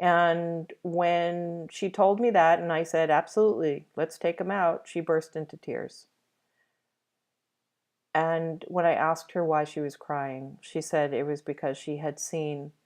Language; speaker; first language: English; native; English